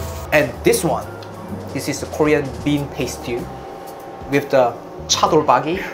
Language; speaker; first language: English; non-native, fluent; Korean